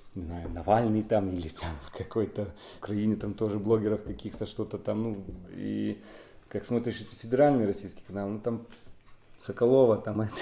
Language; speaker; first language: Russian; non-native, local second language; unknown